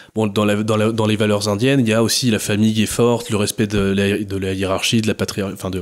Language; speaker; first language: French; native; French